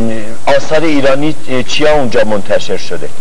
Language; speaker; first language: Persian; native; Persian